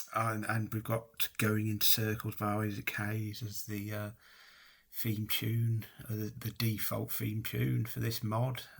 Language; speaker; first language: English; native; English